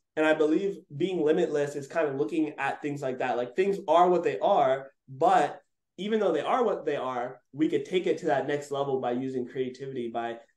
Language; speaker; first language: English; native; English